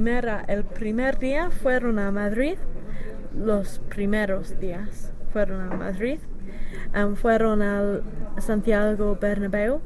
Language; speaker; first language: Spanish; non-native, learner; English